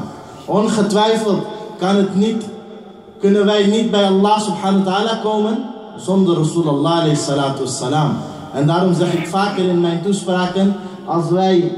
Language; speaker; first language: Dutch; early bilingual, heritage; Urdu